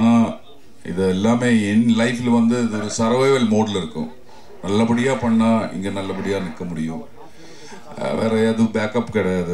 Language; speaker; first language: Tamil; non-native, learner; Malayalam